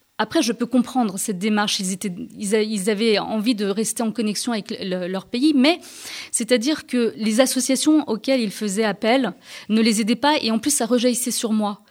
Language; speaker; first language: French; early bilingual, other home language; Turkish